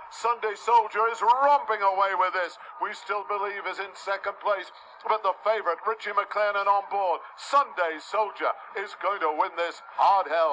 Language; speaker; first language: English; native; English